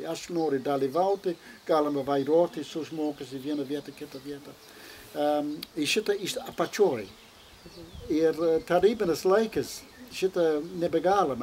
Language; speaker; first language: Lithuanian; non-native, learner; English